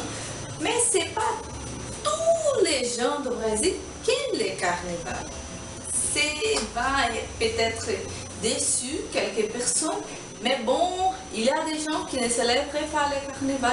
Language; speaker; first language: French; non-native, learner; Portuguese